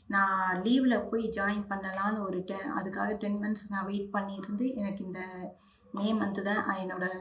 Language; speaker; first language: Tamil; non-native, local second language; Hindi